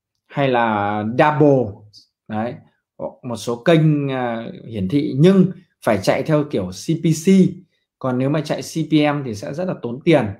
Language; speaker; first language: Vietnamese; native; Vietnamese